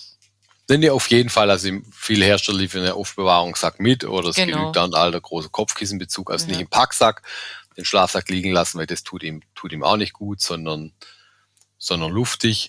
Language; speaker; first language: German; native; German